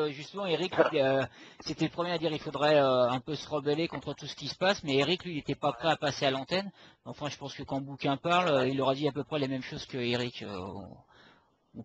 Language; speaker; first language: French; native; French